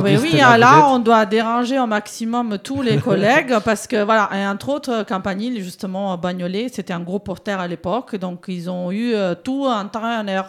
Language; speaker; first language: French; native; French